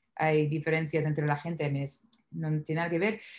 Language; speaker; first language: Spanish; non-native, fluent; English